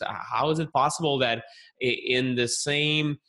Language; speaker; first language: English; non-native, fluent; French